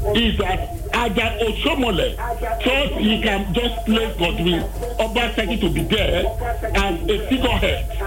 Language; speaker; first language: English; non-native, local second language; Bini